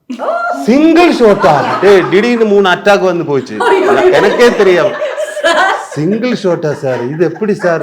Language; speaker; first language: Tamil; non-native, learner; Malayalam